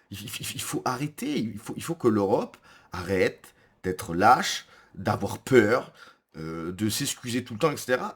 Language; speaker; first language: French; native; French